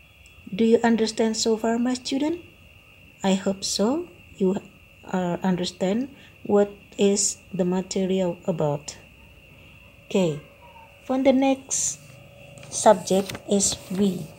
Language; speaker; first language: English; non-native, fluent; Indonesian